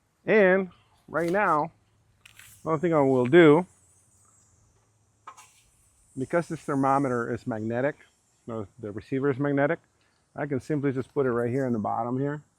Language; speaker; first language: English; early bilingual, other home language; Spanish